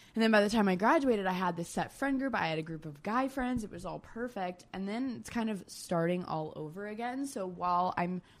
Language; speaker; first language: English; native; English